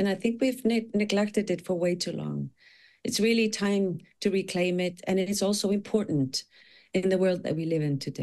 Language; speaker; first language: English; non-native, fluent; Icelandic